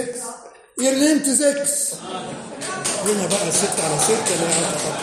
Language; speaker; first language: German; non-native, fluent; Arabic